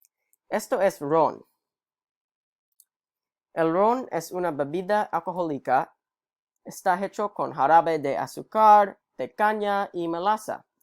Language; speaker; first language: Spanish; non-native, learner; English